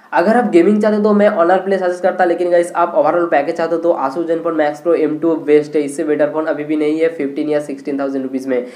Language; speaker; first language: Hindi; non-native, local second language; Bangla